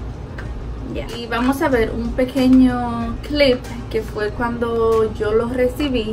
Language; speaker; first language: Spanish; early bilingual, heritage; Spanish